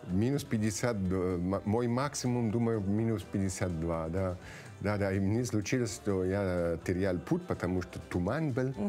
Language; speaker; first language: Russian; non-native, fluent; Italian